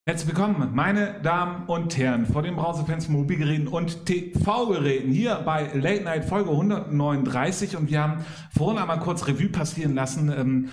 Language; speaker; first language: German; native; German